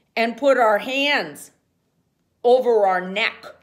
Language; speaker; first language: English; native; English